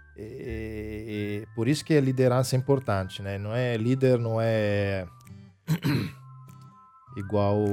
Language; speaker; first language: Portuguese; non-native, fluent; Italian